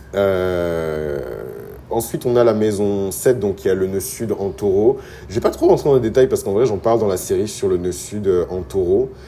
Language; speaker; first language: French; early bilingual, other home language; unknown